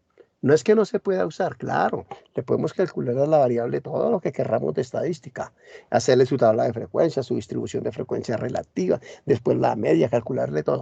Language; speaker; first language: Spanish; native; Spanish